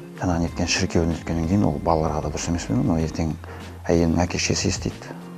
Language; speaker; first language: Kazakh; non-native, local second language; Russian